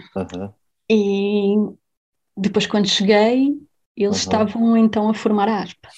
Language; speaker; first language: Portuguese; native; Portuguese